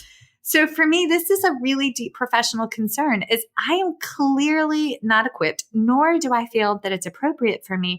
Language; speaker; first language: English; native; English